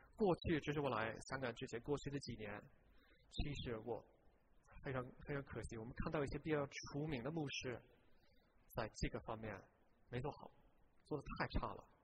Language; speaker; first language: Chinese; non-native, fluent; English